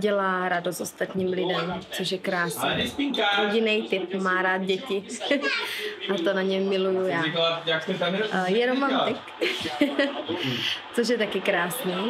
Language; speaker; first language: Czech; native; Czech